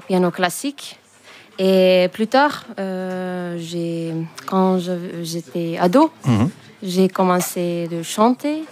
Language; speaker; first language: French; non-native, fluent; Finnish